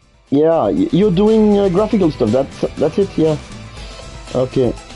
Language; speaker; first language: English; non-native, fluent; French